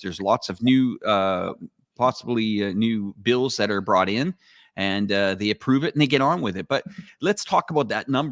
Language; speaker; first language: English; native; English